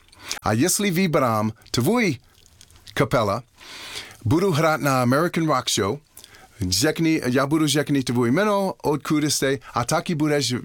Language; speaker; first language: Czech; non-native, learner; English